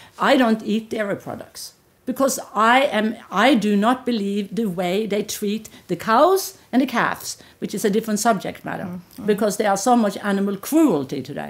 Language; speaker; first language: English; non-native, fluent; Norwegian